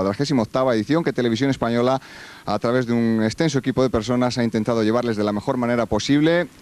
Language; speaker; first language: Spanish; native; Spanish